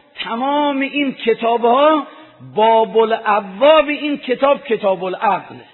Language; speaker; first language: Persian; native; Persian